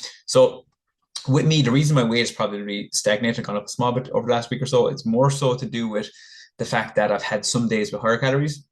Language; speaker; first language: English; native; English